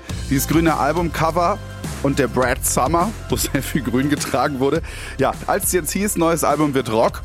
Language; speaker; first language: German; native; German